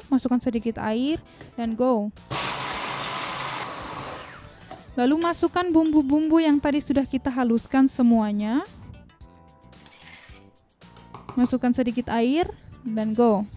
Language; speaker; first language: Indonesian; native; Indonesian